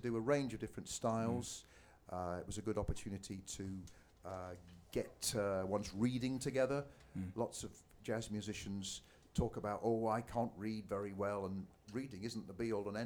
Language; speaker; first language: English; native; English